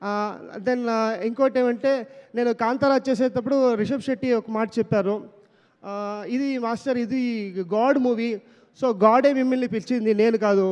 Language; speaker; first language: Telugu; non-native, learner; Kannada